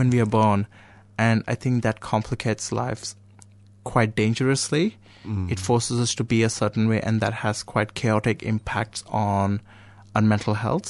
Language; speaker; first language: English; non-native, local second language; Konkani